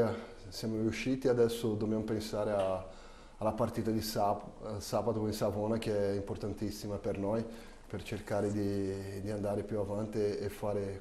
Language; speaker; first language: Italian; non-native, fluent; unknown